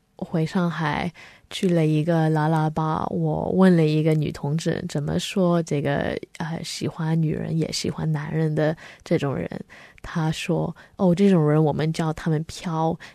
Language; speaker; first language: Chinese; early bilingual, heritage; Chinese